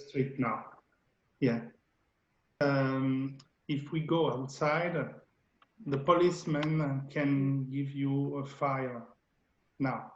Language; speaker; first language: English; non-native, learner; French